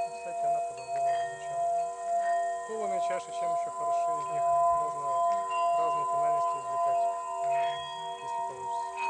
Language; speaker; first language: Russian; native; Russian